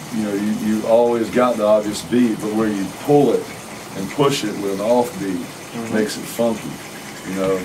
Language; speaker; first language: English; native; English